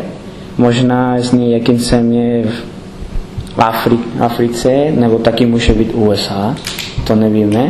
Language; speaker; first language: Czech; non-native, learner; Spanish